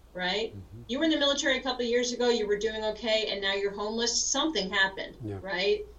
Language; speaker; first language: English; native; English